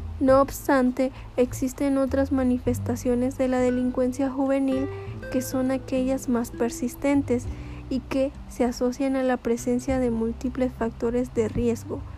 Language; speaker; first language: Spanish; native; Spanish